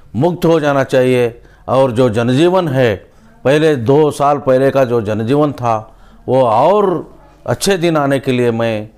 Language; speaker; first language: Hindi; non-native, local second language; Kannada